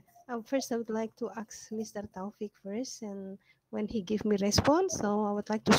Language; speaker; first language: English; non-native, learner; Indonesian